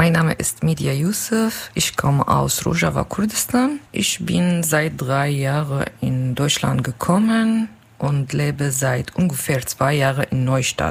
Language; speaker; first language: German; non-native, learner; Kurdish